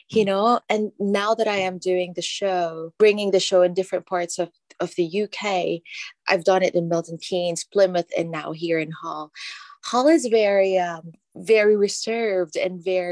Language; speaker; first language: English; non-native, local second language; Filipino